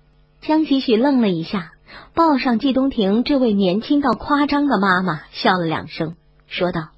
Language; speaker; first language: Chinese; native; Chinese